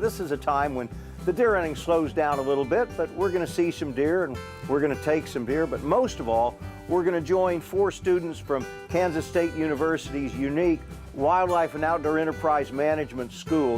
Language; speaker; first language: English; native; English